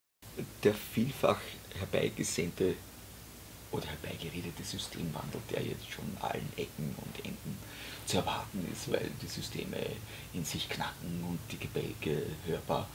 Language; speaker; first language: German; native; German